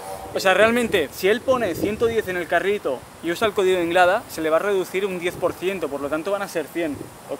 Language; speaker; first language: Spanish; native; Spanish